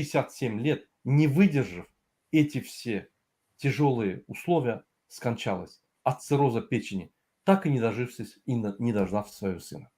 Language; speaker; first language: Russian; non-native, fluent; Turkmen